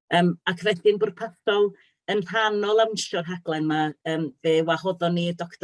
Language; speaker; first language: Welsh; native; Welsh